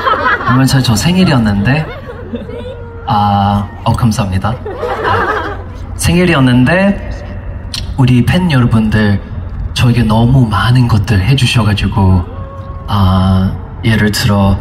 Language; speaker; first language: Korean; non-native, fluent; English